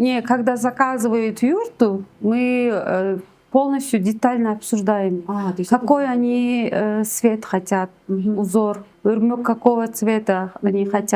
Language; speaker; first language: Russian; non-native, local second language; Kyrgyz